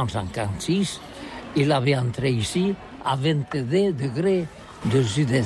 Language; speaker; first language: French; non-native, learner; Catalan